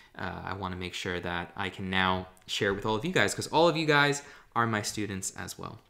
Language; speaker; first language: English; native; English